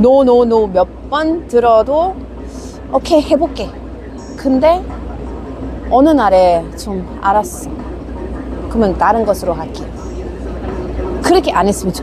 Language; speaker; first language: Korean; non-native, fluent; English